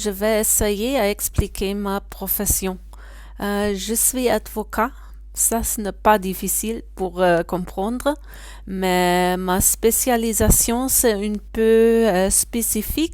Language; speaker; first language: French; non-native, learner; German